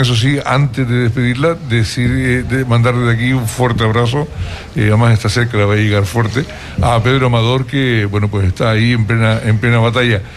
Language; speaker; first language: Spanish; native; Spanish